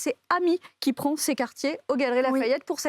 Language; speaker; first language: French; native; French